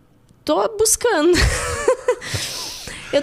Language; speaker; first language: Portuguese; native; Portuguese